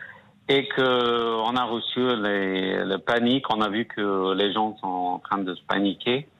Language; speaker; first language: French; non-native, fluent; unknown